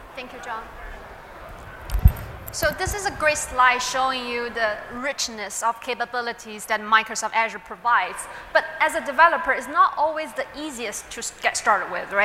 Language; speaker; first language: English; non-native, fluent; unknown